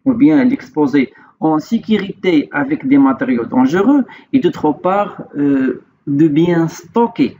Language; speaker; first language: French; non-native, local second language; Arabic